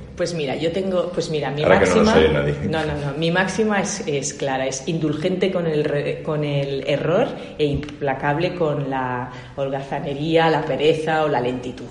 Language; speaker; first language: Spanish; native; Spanish